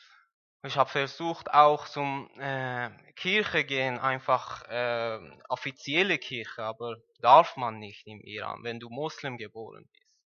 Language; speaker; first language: German; non-native, learner; Persian